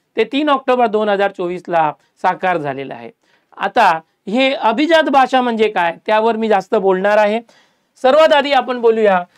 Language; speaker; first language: Marathi; native; Marathi